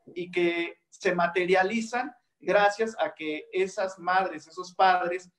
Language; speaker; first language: Spanish; native; Spanish